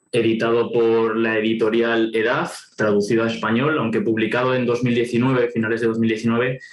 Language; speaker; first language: Spanish; native; Spanish